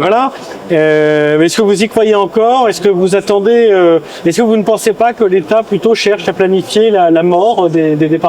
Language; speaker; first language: French; native; French